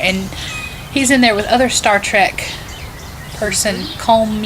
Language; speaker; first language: English; native; English